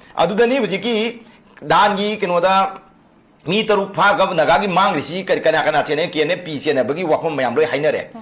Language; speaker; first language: Manipuri; native; Manipuri